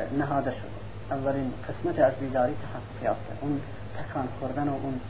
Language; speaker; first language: Persian; non-native, local second language; Central Kurdish